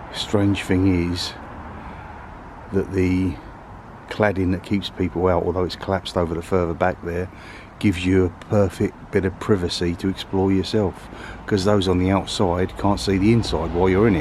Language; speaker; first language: English; native; English